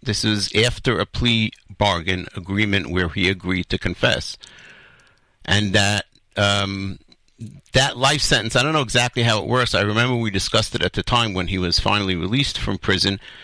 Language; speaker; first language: English; native; English